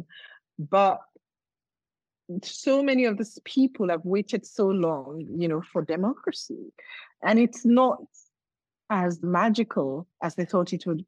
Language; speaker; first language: English; non-native, local second language; Yoruba